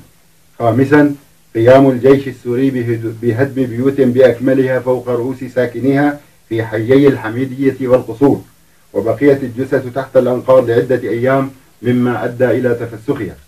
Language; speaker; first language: Arabic; native; Arabic